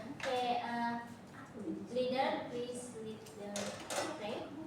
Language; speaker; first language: English; non-native, learner; Indonesian